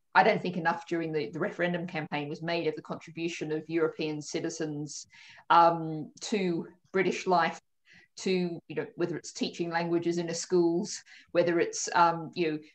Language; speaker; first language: English; native; English